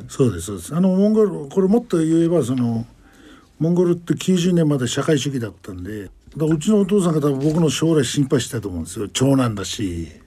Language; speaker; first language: Japanese; non-native, fluent; Mongolian